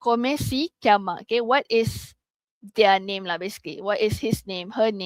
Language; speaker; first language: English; non-native, local second language; Malay